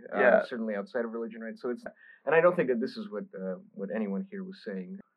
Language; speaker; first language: English; early bilingual, other home language; Bulgarian